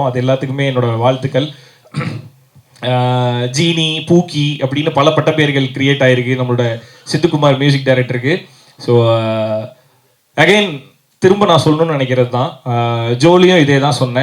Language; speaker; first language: Tamil; native; Tamil